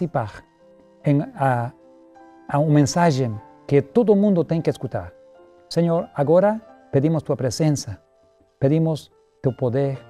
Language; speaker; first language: Portuguese; non-native, learner; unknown